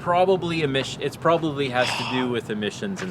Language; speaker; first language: English; native; English